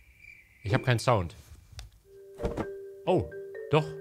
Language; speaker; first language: German; native; German